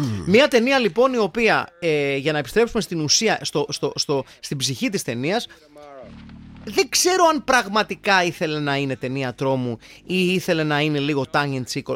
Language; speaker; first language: Greek; native; Greek